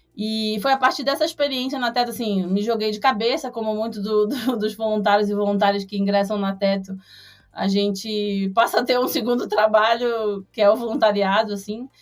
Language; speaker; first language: Portuguese; native; Portuguese